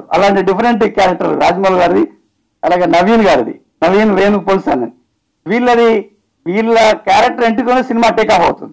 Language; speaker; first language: Telugu; native; Telugu